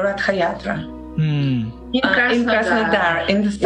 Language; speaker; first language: English; non-native, learner; Russian